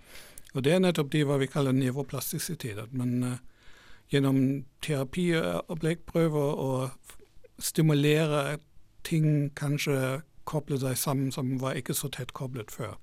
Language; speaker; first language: Norwegian; non-native, fluent; German